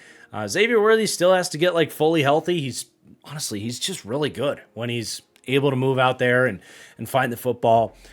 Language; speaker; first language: English; native; English